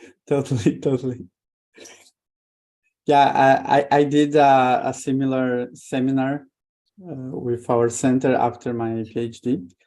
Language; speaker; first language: English; non-native, fluent; Portuguese